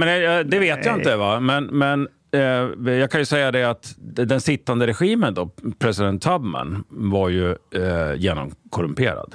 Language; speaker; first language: Swedish; native; Swedish